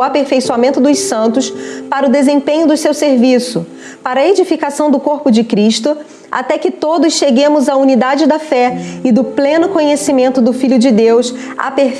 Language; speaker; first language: Portuguese; native; Portuguese